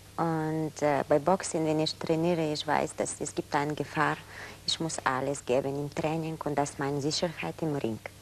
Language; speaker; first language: German; non-native, fluent; Bulgarian